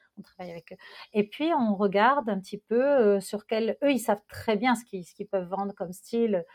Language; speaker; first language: French; non-native, local second language; Arabic